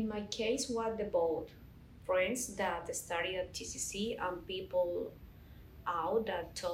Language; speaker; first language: English; non-native, learner; Spanish